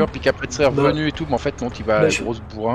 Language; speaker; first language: French; native; French